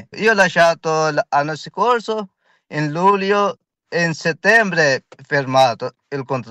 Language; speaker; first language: Italian; non-native, learner; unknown